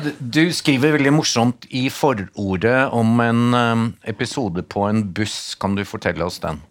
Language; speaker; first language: Norwegian; native; Norwegian